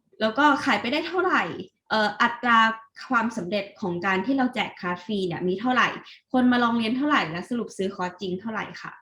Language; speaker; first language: Thai; native; Thai